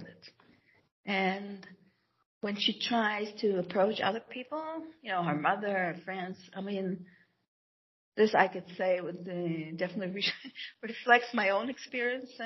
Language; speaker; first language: English; non-native, fluent; Hebrew